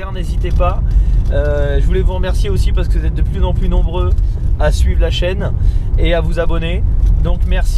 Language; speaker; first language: French; native; French